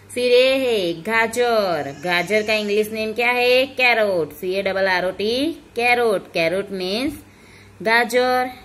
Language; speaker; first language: Hindi; non-native, local second language; Gujarati